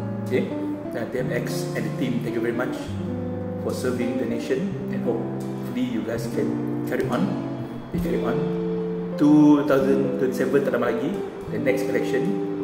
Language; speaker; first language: English; non-native, local second language; Malay